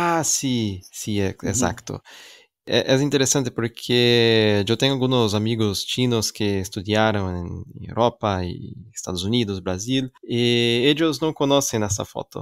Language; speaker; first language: Spanish; non-native, fluent; Portuguese